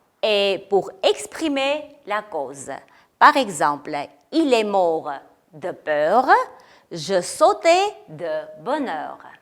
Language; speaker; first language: French; non-native, fluent; Armenian